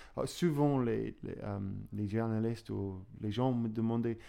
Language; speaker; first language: French; non-native, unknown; English